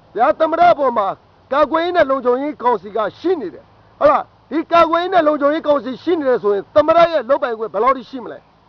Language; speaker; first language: Burmese; native; Burmese